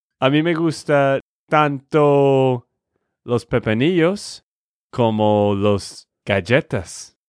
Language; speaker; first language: Spanish; non-native, learner; English